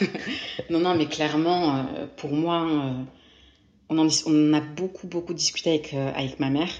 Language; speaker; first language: French; native; French